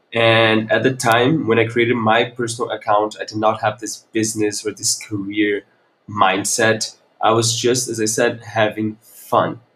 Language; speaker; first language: English; non-native, fluent; Portuguese